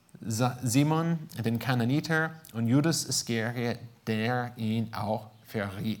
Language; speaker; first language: German; non-native, fluent; English